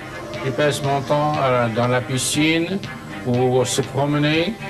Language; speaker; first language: French; non-native, fluent; English